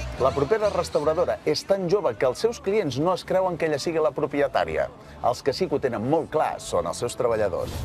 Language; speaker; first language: Catalan; native; Catalan